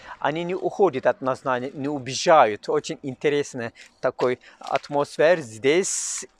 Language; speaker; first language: Russian; non-native, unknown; Turkish